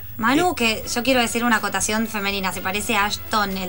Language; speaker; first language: Spanish; native; Spanish